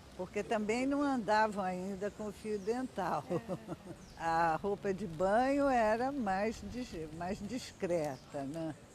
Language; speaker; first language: Portuguese; native; Portuguese